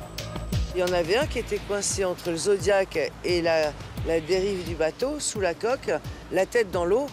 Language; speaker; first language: French; native; French